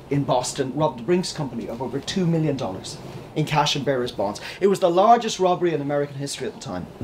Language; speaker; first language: English; native; English